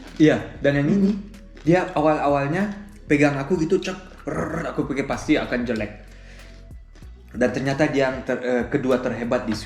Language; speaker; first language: Indonesian; early bilingual, heritage; German